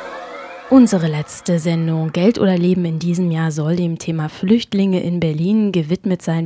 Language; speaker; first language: German; native; German